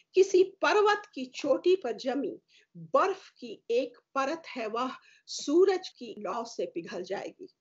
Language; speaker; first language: Hindi; native; Hindi